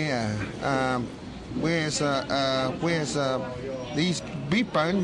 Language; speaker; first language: English; native; English